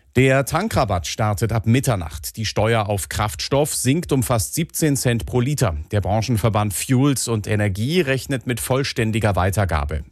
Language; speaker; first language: German; native; German